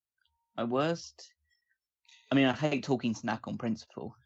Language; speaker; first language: English; native; English